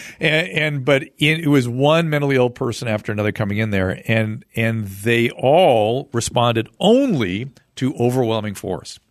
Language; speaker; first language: English; native; English